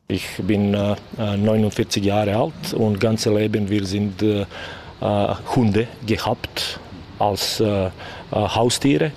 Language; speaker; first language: German; non-native, learner; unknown